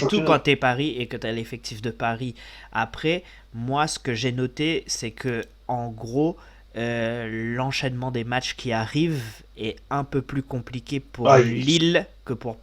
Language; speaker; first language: French; native; French